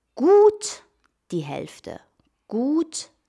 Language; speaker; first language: German; non-native, fluent; Persian